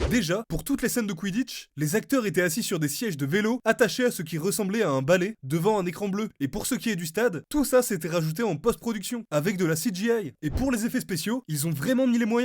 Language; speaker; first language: French; native; French